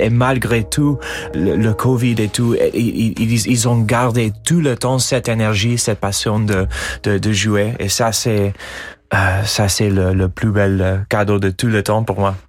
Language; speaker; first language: French; non-native, fluent; English